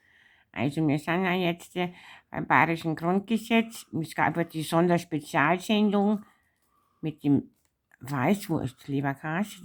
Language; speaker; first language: German; native; German